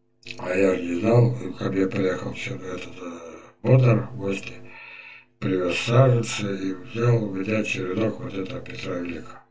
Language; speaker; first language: Russian; native; Russian